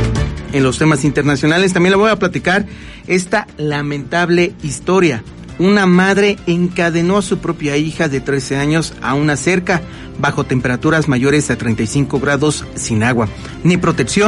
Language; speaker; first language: Spanish; native; Spanish